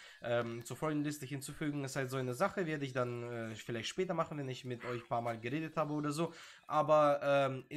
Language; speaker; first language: German; native; German